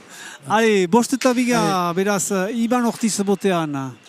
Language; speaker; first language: Basque; native; Basque